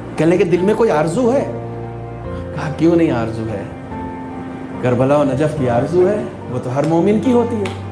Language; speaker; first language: Urdu; native; Urdu